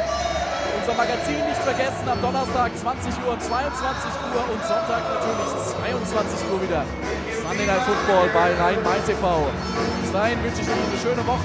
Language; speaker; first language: German; native; German